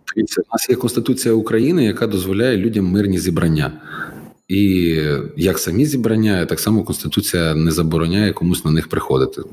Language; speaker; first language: Ukrainian; native; Ukrainian